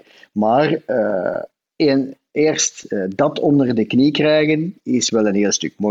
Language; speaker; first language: Dutch; native; Dutch